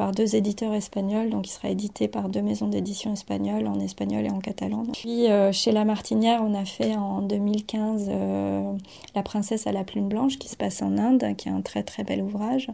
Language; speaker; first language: French; native; French